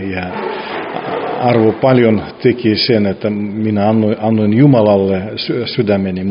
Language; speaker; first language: Finnish; non-native, fluent; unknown